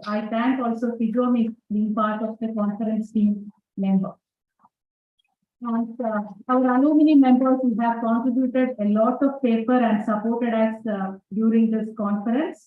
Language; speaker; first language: English; non-native, local second language; Malayalam